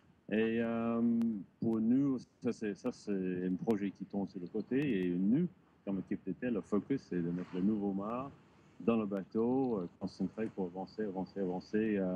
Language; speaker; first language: French; non-native, learner; English